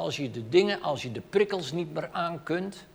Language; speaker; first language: Dutch; native; Dutch